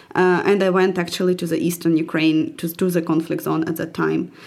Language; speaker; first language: English; non-native, fluent; Ukrainian